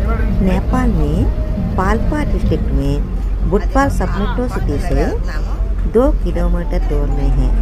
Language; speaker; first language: Hindi; non-native, local second language; Telugu